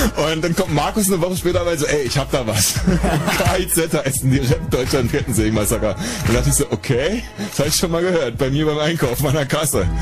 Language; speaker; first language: German; native; German